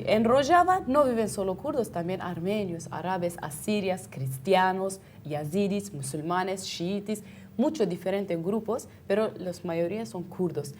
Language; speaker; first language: Spanish; non-native, fluent; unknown